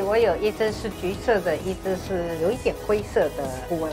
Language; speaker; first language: Chinese; native; Chinese